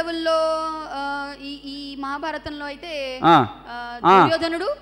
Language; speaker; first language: Telugu; native; Telugu